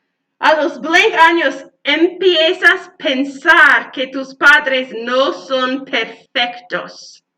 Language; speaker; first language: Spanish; non-native, learner; English